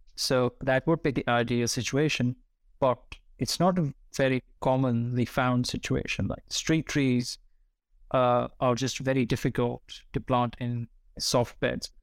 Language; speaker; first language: English; non-native, local second language; Hindi